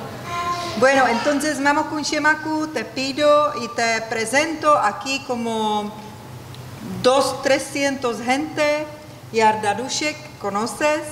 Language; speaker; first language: Spanish; non-native, learner; Czech